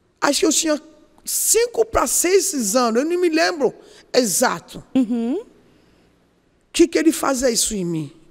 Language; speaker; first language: Portuguese; non-native, learner; Yoruba